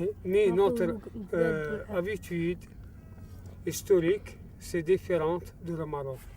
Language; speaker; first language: French; non-native, learner; Arabic